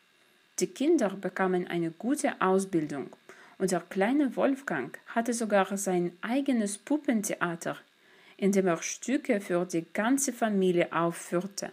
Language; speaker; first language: German; non-native, fluent; Russian